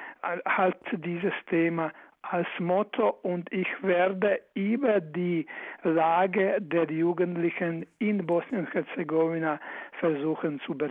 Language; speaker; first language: German; non-native, fluent; Croatian